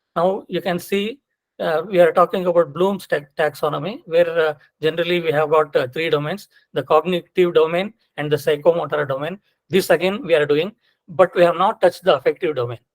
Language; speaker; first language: English; non-native, local second language; Kannada